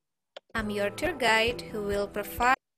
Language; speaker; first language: English; non-native, learner; Indonesian